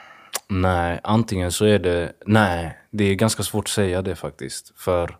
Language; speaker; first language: Swedish; early bilingual, other home language; Swahili